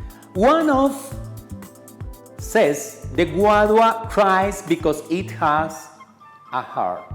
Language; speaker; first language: English; non-native, fluent; Spanish